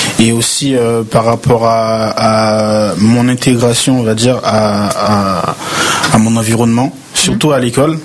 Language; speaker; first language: French; early bilingual, other home language; Haitian Creole